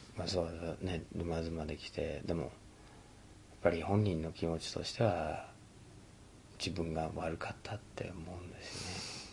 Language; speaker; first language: Japanese; non-native, fluent; English